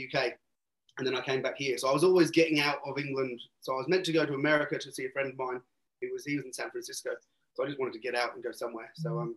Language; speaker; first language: English; native; English